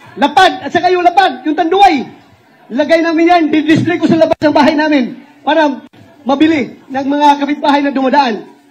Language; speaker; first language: Filipino; non-native, local second language; Cebuano